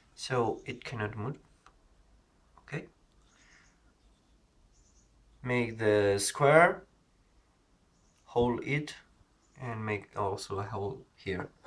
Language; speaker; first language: English; non-native, learner; Spanish